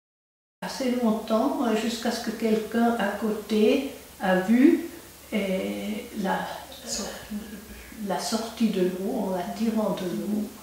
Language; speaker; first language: French; non-native, local second language; German